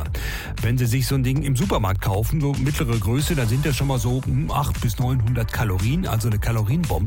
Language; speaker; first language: German; native; German